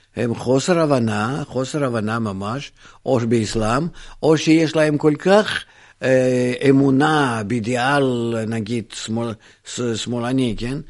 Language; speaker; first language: Hebrew; non-native, fluent; Russian